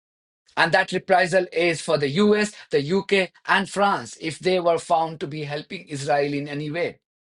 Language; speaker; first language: English; non-native, local second language; Hindi